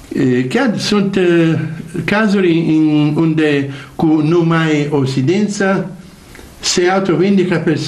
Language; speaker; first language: Romanian; non-native, learner; Italian